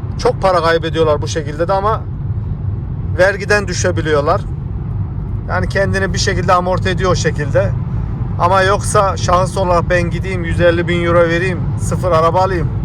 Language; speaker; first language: Turkish; early bilingual, heritage; Turkish